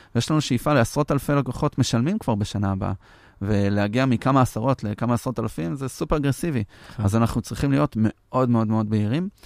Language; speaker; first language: Hebrew; native; Hebrew